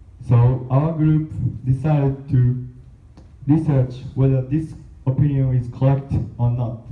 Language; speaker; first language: English; non-native, learner; Japanese